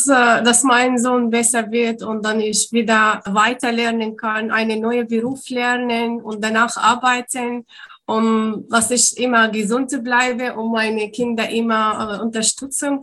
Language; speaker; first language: German; non-native, learner; Arabic